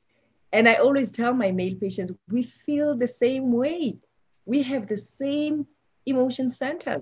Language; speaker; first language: English; non-native, local second language; Xhosa